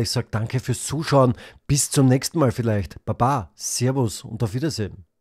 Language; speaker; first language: German; native; German